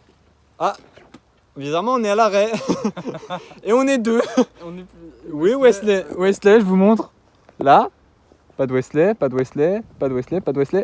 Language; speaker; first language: French; native; French